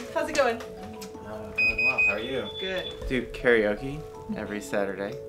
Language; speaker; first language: English; native; English